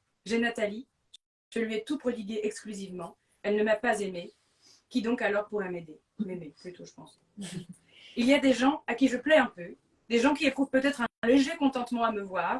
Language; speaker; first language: French; native; French